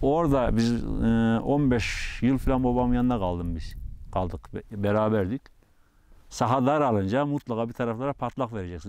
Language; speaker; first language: Turkish; native; Turkish